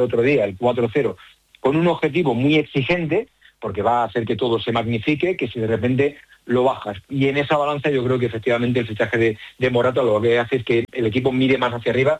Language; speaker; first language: Spanish; native; Spanish